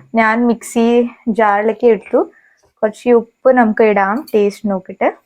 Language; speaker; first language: Malayalam; non-native, learner; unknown